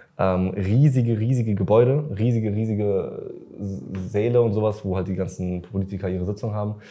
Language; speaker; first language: German; early bilingual, other home language; Russian